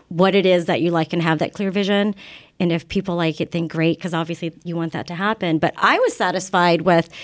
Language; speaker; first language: English; native; English